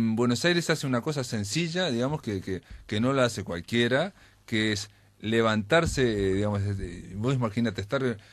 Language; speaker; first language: Spanish; native; Spanish